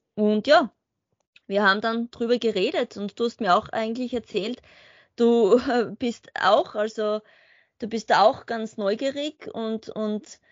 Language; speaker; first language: German; native; German